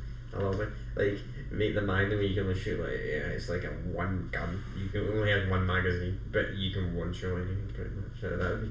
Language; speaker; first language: English; native; English